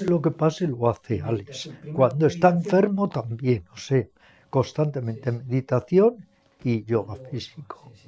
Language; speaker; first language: Spanish; native; Spanish